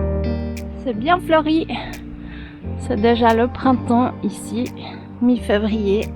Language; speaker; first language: French; native; French